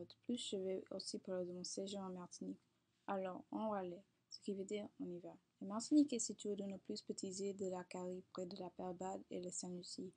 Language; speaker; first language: French; non-native, learner; English